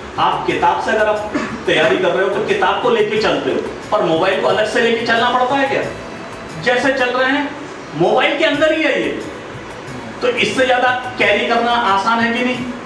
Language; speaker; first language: Hindi; native; Hindi